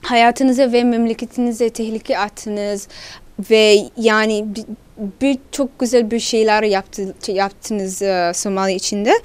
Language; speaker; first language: Turkish; non-native, learner; Somali